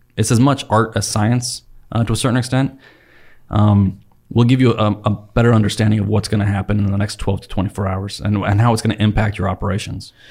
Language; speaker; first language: English; native; English